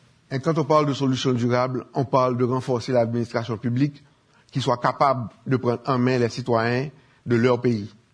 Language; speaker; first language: French; native; French